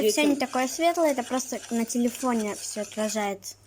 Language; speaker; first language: Russian; native; Russian